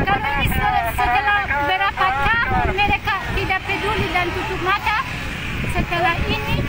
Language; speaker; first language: Indonesian; non-native, fluent; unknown